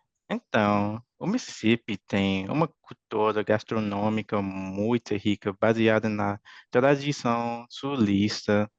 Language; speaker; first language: Portuguese; non-native, fluent; English